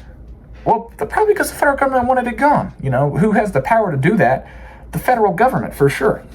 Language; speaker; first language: English; native; English